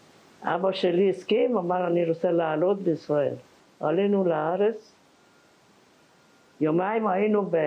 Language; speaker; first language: Hebrew; non-native, fluent; Persian